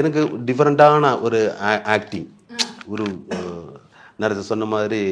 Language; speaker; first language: Tamil; non-native, learner; Malayalam